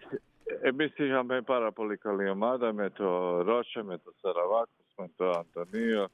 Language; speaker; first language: Greek; non-native, fluent; Croatian